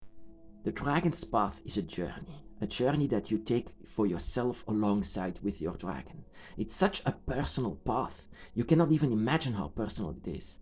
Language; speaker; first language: English; non-native, fluent; Dutch